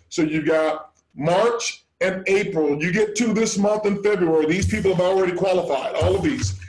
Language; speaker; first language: English; native; English